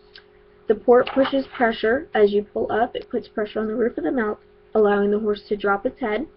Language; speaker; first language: English; native; English